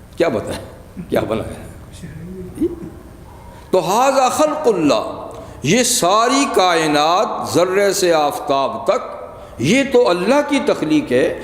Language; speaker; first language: Urdu; native; Urdu